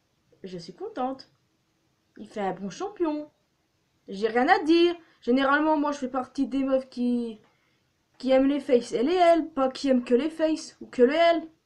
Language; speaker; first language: French; native; French